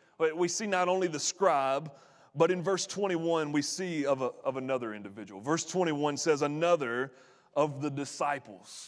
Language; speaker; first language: English; native; English